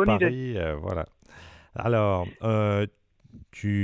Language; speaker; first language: French; native; French